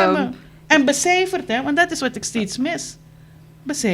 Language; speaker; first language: Dutch; native; Dutch